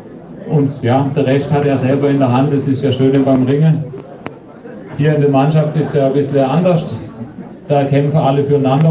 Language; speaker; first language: German; native; German